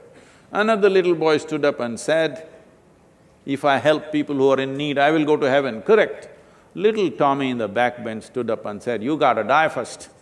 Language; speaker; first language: English; non-native, local second language; Kannada